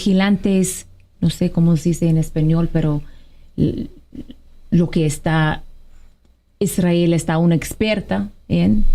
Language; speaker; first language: Spanish; non-native, fluent; Arabic